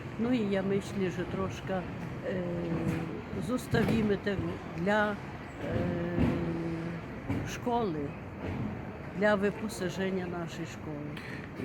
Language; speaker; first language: Polish; early bilingual, heritage; Polish